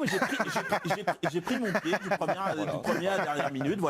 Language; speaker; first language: French; native; French